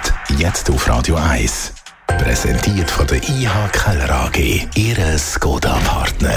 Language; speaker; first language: German; native; German